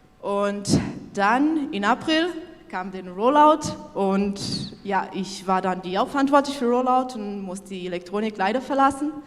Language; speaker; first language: German; non-native, local second language; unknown